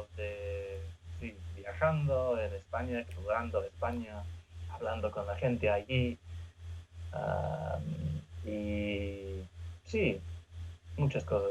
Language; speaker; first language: Spanish; non-native, fluent; English